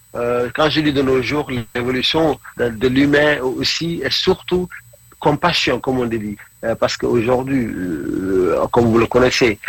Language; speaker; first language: French; non-native, local second language; Mandingo